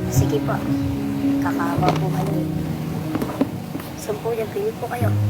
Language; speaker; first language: Filipino; native; Filipino